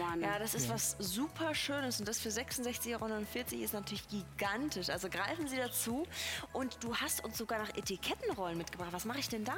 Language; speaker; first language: German; native; German